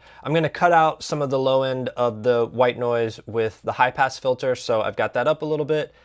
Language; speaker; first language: English; native; English